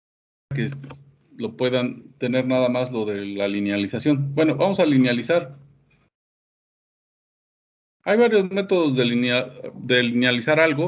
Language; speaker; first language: Spanish; native; Spanish